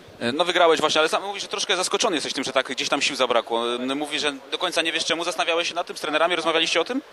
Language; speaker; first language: Polish; native; Polish